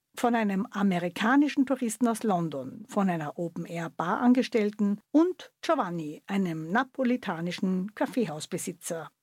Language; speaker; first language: German; native; German